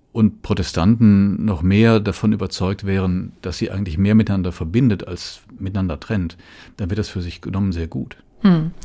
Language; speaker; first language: German; native; German